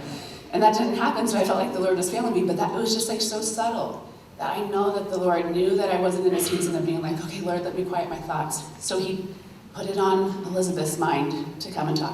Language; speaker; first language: English; native; English